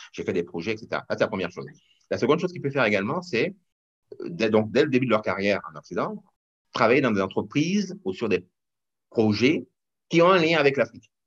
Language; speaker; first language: French; non-native, local second language; Rundi